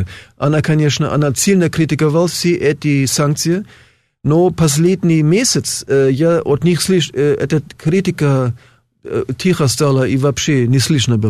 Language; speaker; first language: Russian; non-native, fluent; German